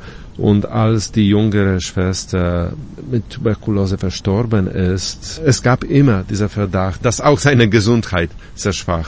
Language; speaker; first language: German; non-native, fluent; Polish